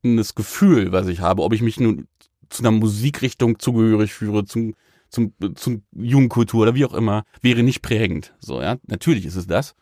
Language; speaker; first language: German; native; German